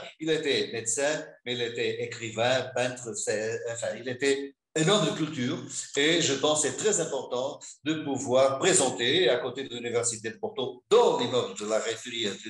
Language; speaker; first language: French; non-native, fluent; Portuguese